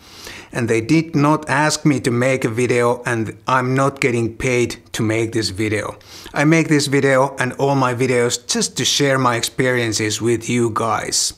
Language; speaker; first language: English; non-native, fluent; Finnish